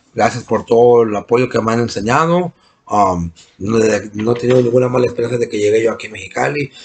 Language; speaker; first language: Spanish; early bilingual, other home language; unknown